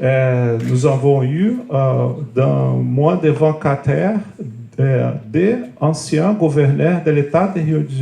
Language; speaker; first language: French; non-native, fluent; Portuguese